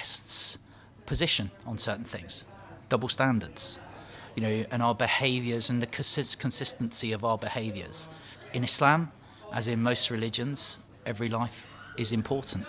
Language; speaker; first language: English; native; English